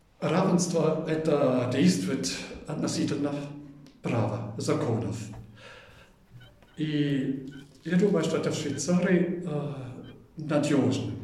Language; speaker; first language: Russian; non-native, fluent; German